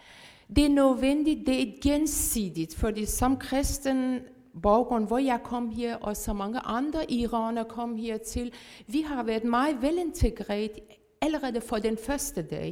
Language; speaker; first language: Danish; non-native, fluent; Persian